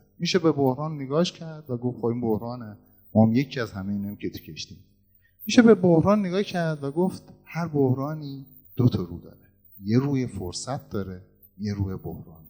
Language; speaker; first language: Persian; native; Persian